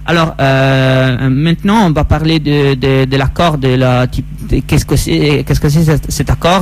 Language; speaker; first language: French; non-native, fluent; Italian